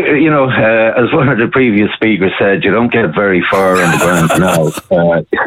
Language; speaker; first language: English; native; English